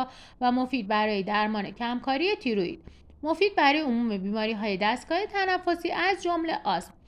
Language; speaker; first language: Persian; native; Persian